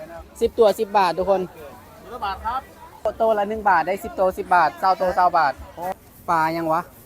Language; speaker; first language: Thai; non-native, local second language; Northeastern Thai